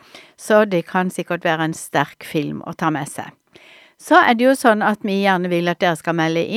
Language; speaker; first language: Norwegian; native; Norwegian